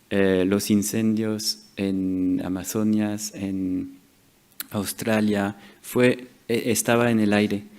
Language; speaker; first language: Spanish; non-native, fluent; French